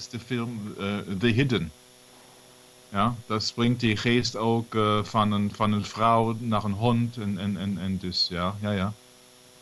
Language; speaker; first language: Dutch; non-native, learner; German